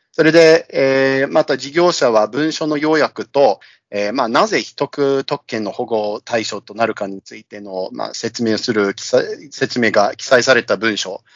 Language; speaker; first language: Japanese; non-native, fluent; English